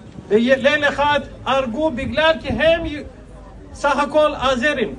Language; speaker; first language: Hebrew; non-native, fluent; Azerbaijani